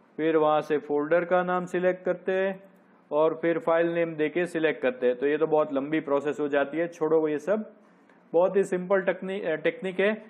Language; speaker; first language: Hindi; non-native, local second language; Gujarati